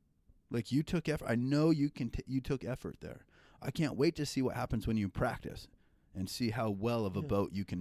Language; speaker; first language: English; native; English